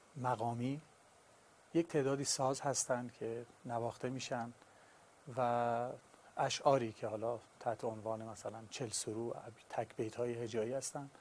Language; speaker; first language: Persian; non-native, local second language; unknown